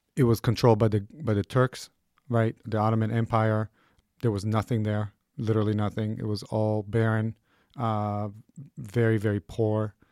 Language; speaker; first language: English; early bilingual, other home language; Hebrew